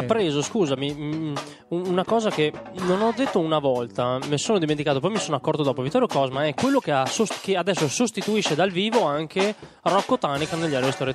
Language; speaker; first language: Italian; native; Italian